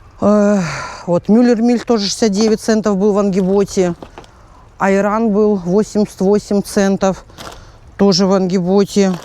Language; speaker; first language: Russian; native; Russian